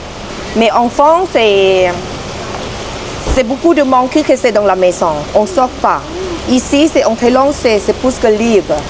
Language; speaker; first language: French; non-native, learner; Thai